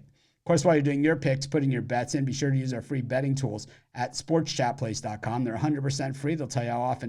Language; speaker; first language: English; native; English